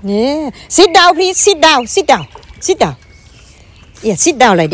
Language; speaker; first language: English; non-native, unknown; Thai